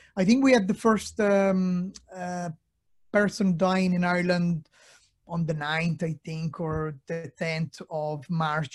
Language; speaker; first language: English; non-native, fluent; Italian